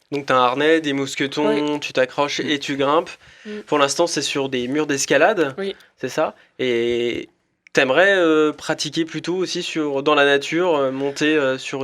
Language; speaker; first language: French; native; French